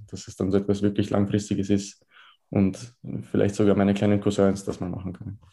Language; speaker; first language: German; early bilingual, other home language; Bosnian